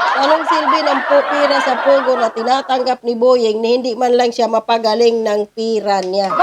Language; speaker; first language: Filipino; non-native, local second language; Cebuano